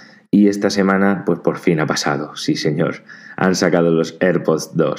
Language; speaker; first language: Spanish; native; Spanish